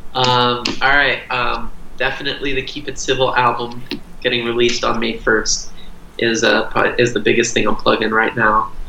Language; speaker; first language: English; early bilingual, other home language; Portuguese